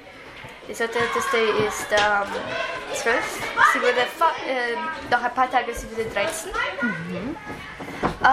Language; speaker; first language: German; early bilingual, other home language; Croatian